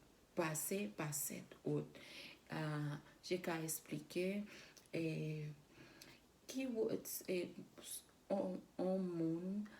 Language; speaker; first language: French; non-native, learner; Spanish